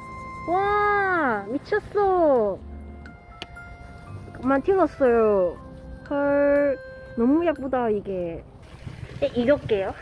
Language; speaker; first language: Korean; non-native, learner; Cantonese